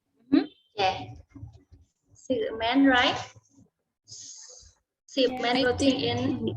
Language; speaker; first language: English; non-native, learner; Khmer